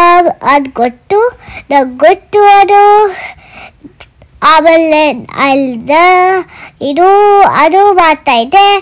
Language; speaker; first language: Kannada; early bilingual, heritage; Kannada